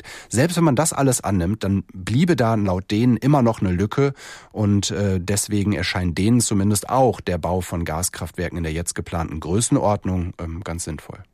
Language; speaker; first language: German; native; German